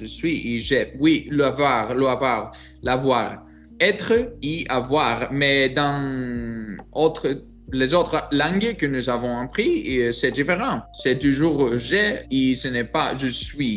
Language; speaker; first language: French; non-native, learner; Greek